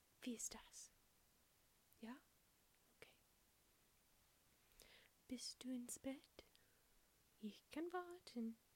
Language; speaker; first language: German; non-native, learner; English